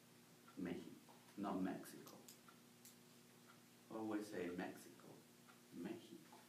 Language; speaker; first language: English; non-native, learner; Spanish